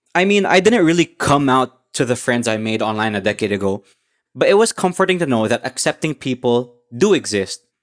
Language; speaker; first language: English; non-native, local second language; Filipino